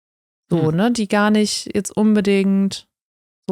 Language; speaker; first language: German; native; German